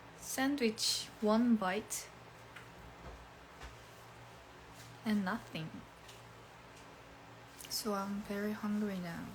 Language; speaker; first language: English; non-native, learner; Korean